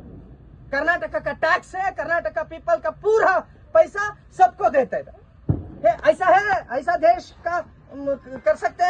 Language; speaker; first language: Hindi; non-native, local second language; Kannada